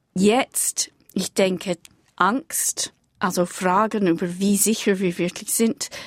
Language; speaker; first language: German; non-native, fluent; English